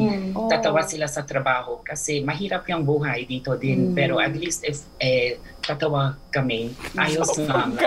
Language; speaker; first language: Filipino; non-native, learner; English